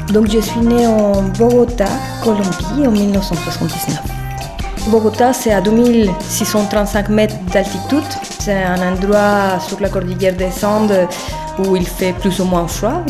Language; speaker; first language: French; non-native, fluent; Spanish